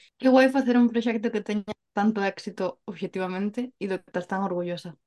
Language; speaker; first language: Galician; native; Galician